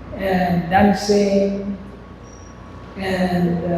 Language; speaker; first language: English; non-native, local second language; Filipino